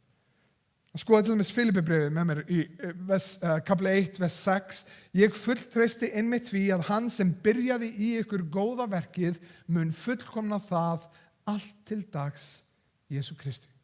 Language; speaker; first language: Icelandic; non-native, fluent; English